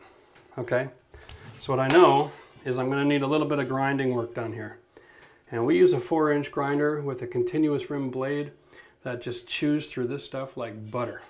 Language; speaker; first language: English; native; English